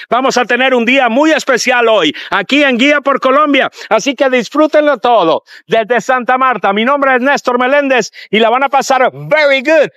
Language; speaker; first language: Spanish; native; Spanish